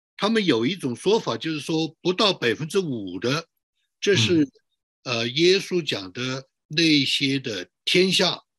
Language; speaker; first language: Chinese; native; Chinese